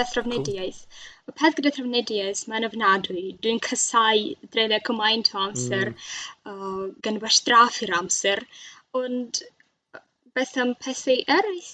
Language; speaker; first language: Welsh; non-native, learner; Russian